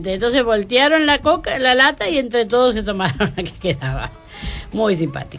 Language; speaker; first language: Spanish; native; Spanish